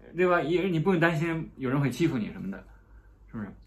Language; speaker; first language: Japanese; non-native, fluent; Chinese